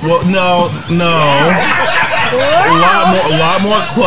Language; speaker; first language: English; native; English